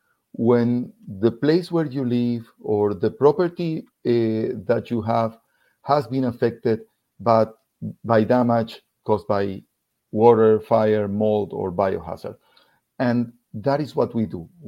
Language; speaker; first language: English; non-native, fluent; Spanish